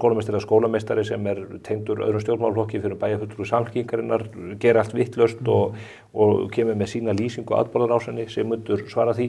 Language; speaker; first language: Icelandic; native; Icelandic